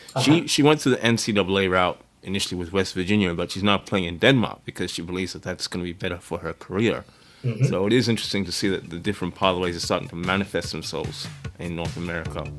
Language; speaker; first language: English; native; English